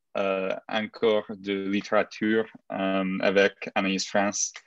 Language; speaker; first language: French; non-native, learner; English